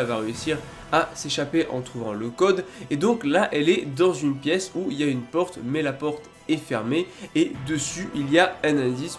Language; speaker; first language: French; native; French